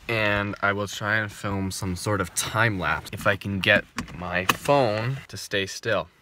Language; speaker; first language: English; native; English